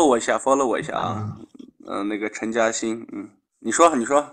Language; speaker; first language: Chinese; native; Chinese